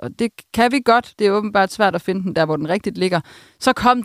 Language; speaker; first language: Danish; native; Danish